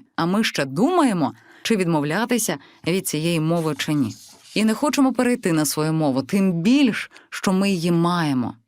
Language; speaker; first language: Ukrainian; native; Ukrainian